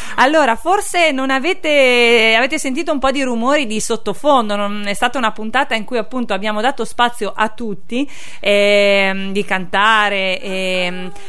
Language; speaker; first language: Italian; native; Italian